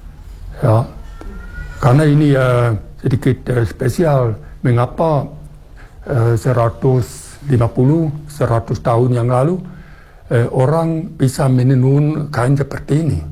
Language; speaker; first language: Indonesian; non-native, fluent; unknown